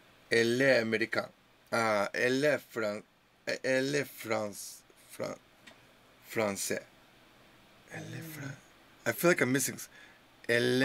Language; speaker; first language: French; non-native, learner; English